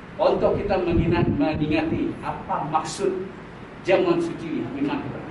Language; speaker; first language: Malay; non-native, local second language; Iban